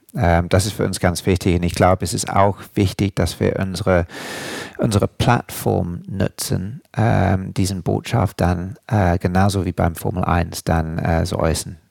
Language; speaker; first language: German; non-native, fluent; English